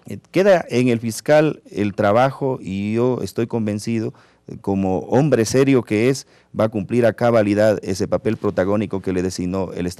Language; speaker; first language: Spanish; native; Spanish